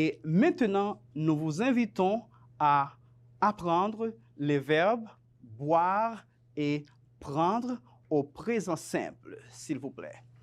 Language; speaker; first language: French; non-native, fluent; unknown